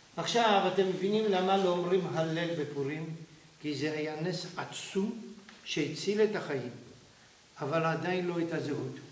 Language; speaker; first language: Hebrew; non-native, fluent; French